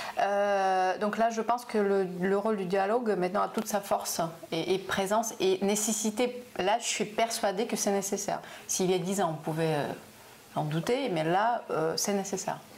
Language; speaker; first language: French; non-native, fluent; Russian